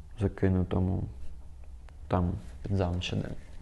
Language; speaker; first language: Ukrainian; non-native, local second language; Russian